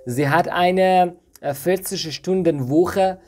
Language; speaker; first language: German; non-native, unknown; Persian